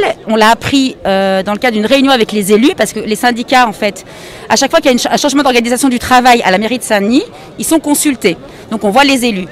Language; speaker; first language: French; native; French